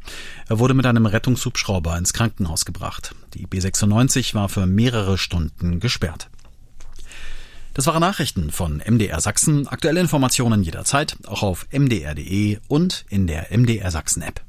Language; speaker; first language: German; native; German